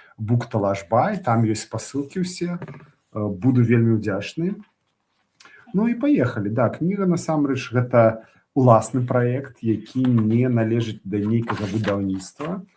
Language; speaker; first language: Belarusian; non-native, local second language; Russian